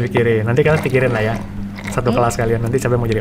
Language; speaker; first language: Indonesian; native; Indonesian